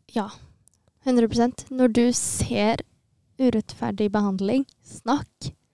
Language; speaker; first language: Norwegian; early bilingual, other home language; Tigrinya